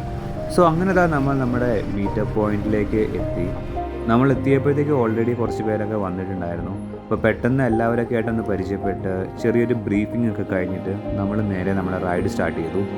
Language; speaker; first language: Malayalam; native; Malayalam